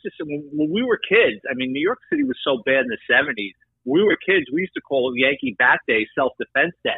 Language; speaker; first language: English; native; English